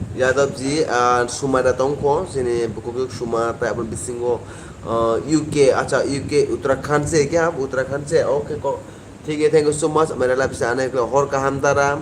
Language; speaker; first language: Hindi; non-native, local second language; Kok Borok